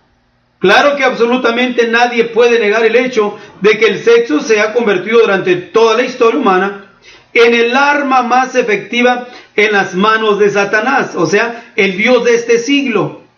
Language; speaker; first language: Spanish; native; Spanish